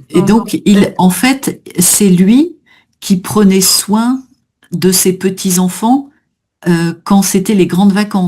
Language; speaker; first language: French; native; French